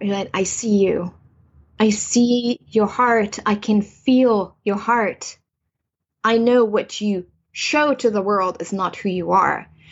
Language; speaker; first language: English; native; English